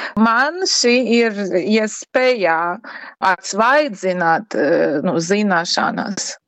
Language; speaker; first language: Latvian; non-native, learner; Ukrainian